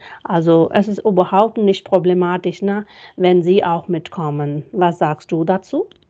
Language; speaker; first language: German; non-native, fluent; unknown